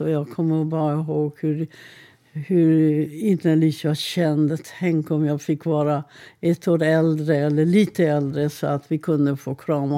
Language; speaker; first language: Swedish; non-native, fluent; Hungarian